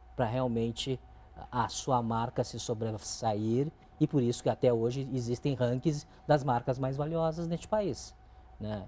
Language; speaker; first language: Portuguese; early bilingual, other home language; Chinese